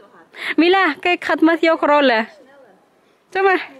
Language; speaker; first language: Dutch; non-native, learner; Waray